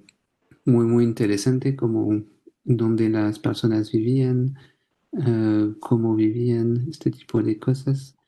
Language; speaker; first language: Spanish; non-native, fluent; French